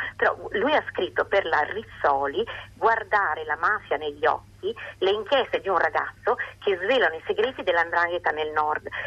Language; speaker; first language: Italian; native; Italian